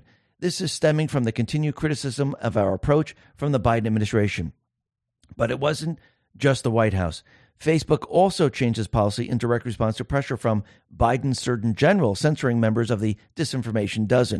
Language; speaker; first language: English; native; English